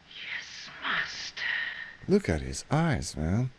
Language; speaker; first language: English; non-native, fluent; Hungarian